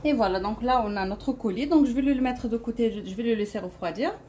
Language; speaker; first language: French; non-native, local second language; Arabic